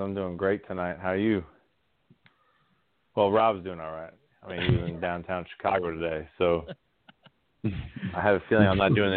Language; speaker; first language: English; native; English